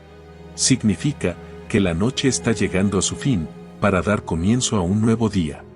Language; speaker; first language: Spanish; native; Spanish